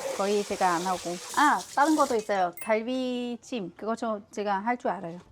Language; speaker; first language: Korean; non-native, fluent; Vietnamese